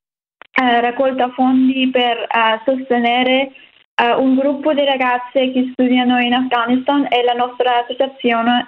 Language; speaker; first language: Italian; non-native, learner; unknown